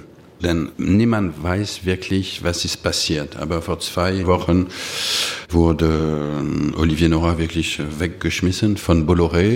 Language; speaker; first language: German; non-native, fluent; French